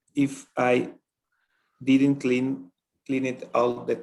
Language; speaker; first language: English; non-native, learner; Spanish